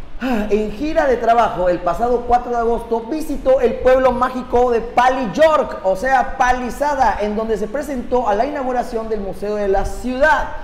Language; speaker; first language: Spanish; native; Spanish